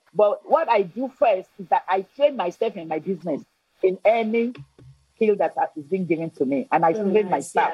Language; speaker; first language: English; non-native, local second language; Yoruba